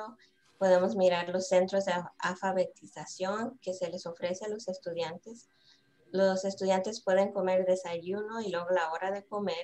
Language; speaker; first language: Spanish; early bilingual, heritage; Spanish